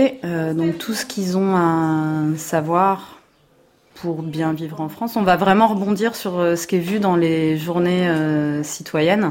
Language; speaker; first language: French; native; French